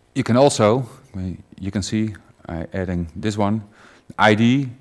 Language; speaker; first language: English; non-native, fluent; Dutch